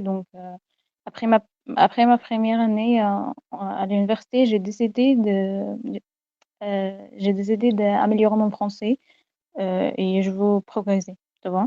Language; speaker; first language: French; non-native, fluent; Arabic